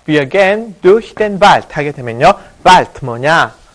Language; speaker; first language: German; non-native, fluent; Korean